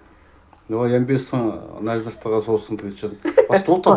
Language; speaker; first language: Mongolian; native; Mongolian